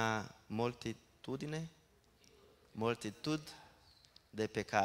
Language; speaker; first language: Spanish; non-native, learner; Portuguese